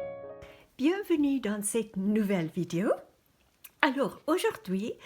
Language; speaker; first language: French; non-native, fluent; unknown